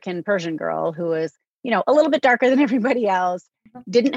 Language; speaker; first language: English; native; English